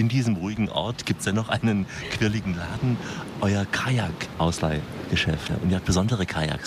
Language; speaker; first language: German; native; German